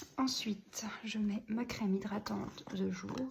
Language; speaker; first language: French; native; French